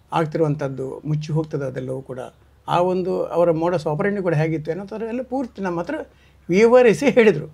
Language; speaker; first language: Kannada; native; Kannada